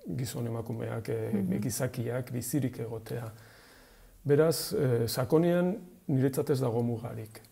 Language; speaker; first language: Basque; non-native, local second language; Spanish